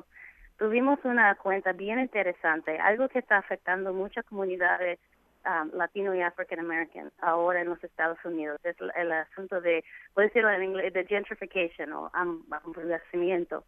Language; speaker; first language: Spanish; non-native, fluent; English